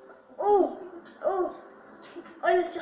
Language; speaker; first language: French; native; French